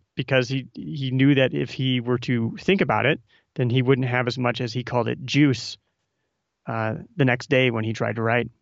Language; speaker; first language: English; native; English